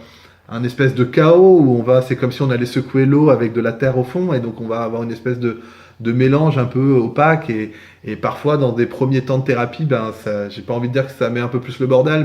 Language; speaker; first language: French; native; French